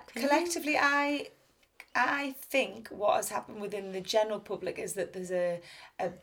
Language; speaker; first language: English; native; English